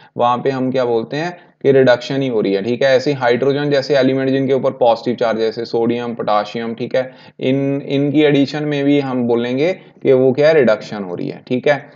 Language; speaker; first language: Hindi; non-native, local second language; Punjabi